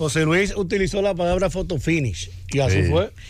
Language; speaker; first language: Spanish; native; Spanish